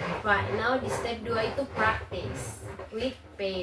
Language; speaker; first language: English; non-native, learner; Indonesian